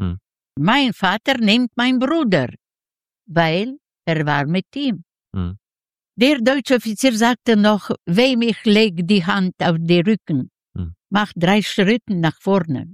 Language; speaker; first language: German; non-native, learner; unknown